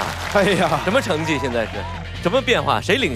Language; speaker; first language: Chinese; native; Chinese